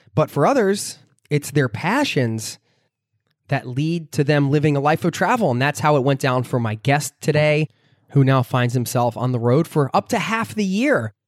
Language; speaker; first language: English; native; English